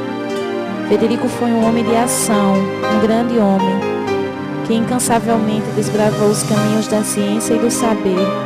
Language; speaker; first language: Portuguese; native; Portuguese